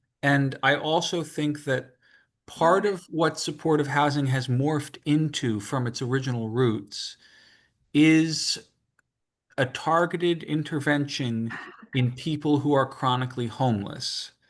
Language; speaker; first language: English; native; English